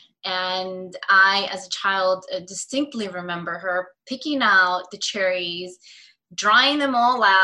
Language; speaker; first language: English; native; English